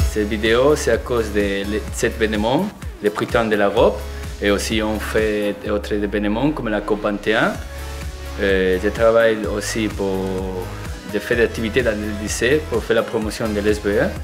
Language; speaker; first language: French; non-native, learner; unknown